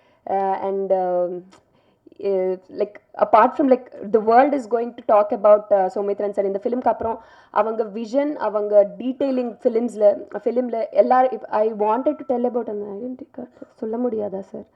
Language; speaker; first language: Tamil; non-native, local second language; Telugu